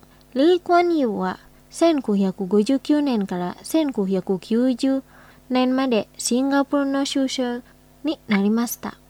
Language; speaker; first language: Japanese; non-native, fluent; Indonesian